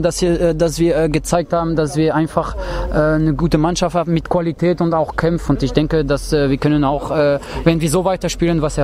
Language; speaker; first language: German; non-native, fluent; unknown